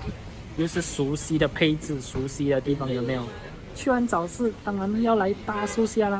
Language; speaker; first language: Chinese; native; Chinese